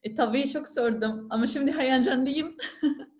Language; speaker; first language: Turkish; non-native, learner; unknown